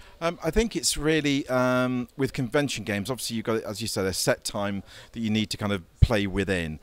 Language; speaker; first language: English; native; English